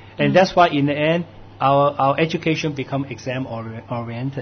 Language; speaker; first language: English; non-native, local second language; Cantonese